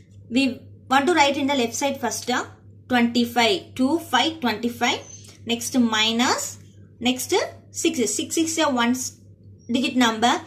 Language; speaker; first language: English; non-native, local second language; Tamil